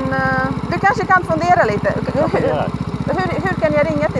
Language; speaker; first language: Swedish; non-native, fluent; Latvian